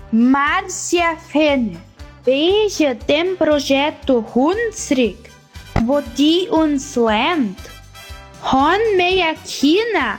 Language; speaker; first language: German; early bilingual, heritage; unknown